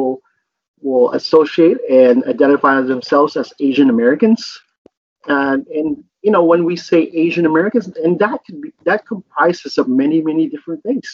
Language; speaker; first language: English; non-native, local second language; Filipino